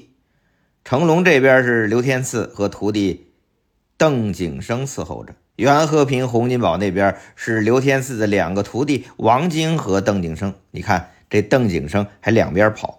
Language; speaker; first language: Chinese; native; Chinese